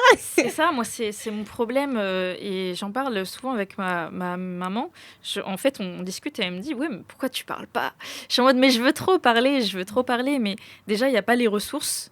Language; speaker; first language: French; native; French